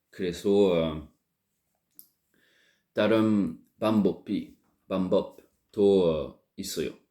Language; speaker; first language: Korean; non-native, learner; French